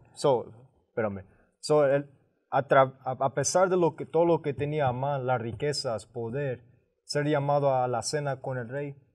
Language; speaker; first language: Spanish; early bilingual, heritage; Spanish